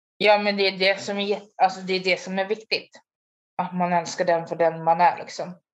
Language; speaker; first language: Swedish; native; Swedish